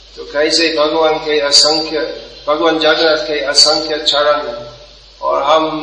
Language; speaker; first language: Hindi; non-native, fluent; English